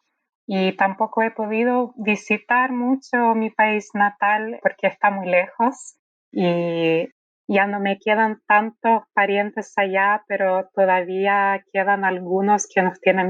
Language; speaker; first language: Spanish; non-native, fluent; Ukrainian